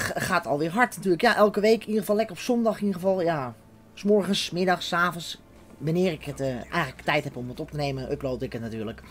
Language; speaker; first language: Dutch; native; Dutch